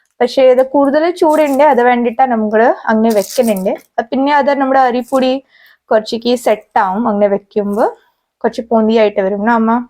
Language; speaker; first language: Malayalam; non-native, learner; Hindi